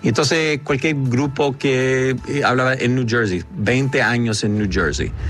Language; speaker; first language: Spanish; early bilingual, heritage; Spanish